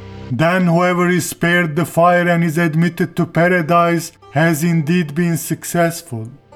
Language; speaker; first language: English; non-native, fluent; Turkish